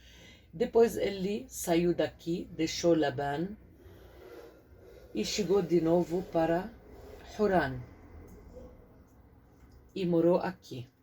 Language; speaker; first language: Portuguese; non-native, fluent; Arabic